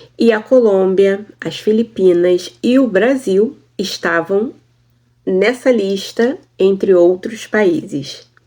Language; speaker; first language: Portuguese; native; Portuguese